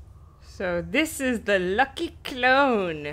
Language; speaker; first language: English; native; English